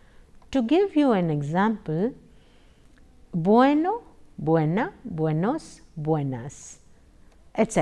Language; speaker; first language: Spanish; non-native, fluent; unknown